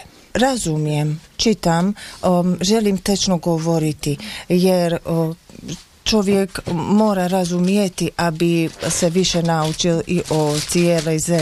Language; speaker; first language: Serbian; non-native, learner; Slovak